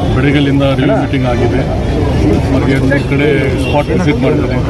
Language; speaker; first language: Kannada; non-native, local second language; Urdu